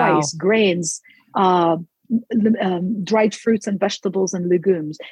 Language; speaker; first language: English; non-native, fluent; Arabic